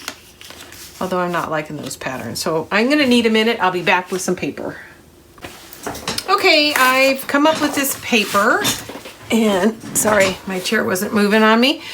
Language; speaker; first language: English; native; English